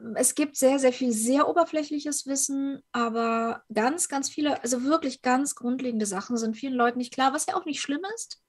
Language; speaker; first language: German; early bilingual, other home language; Ukrainian